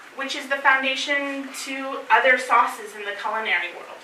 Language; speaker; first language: English; native; English